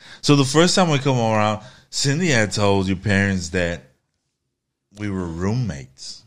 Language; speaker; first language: English; early bilingual, other home language; Spanish